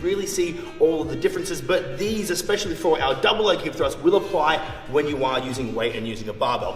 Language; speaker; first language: English; native; English